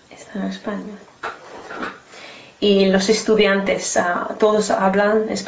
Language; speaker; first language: Spanish; non-native, learner; English